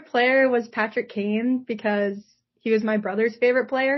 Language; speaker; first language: English; native; English